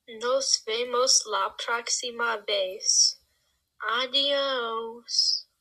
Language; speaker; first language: Spanish; non-native, learner; English